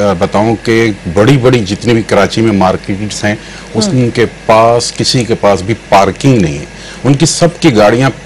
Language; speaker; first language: Urdu; native; Urdu